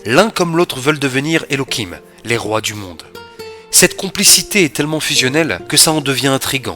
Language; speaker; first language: French; native; French